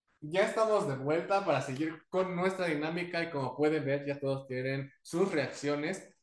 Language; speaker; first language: Spanish; native; Spanish